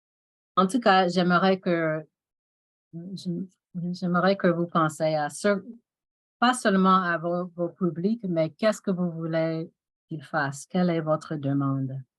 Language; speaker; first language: French; non-native, fluent; English